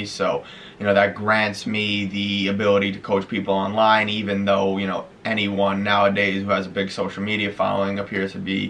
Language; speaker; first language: English; native; English